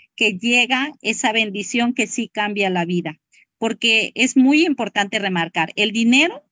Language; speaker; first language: Spanish; native; Spanish